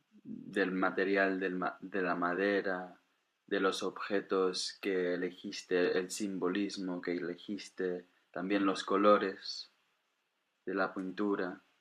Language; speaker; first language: Spanish; non-native, fluent; English